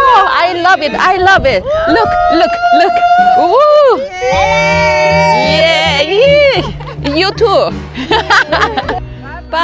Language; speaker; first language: English; non-native, learner; Korean